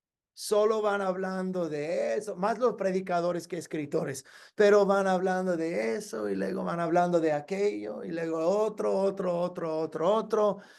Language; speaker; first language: Spanish; non-native, fluent; English